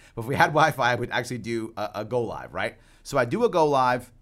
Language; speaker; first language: English; native; English